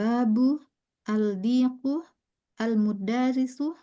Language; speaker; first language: Arabic; non-native, learner; Indonesian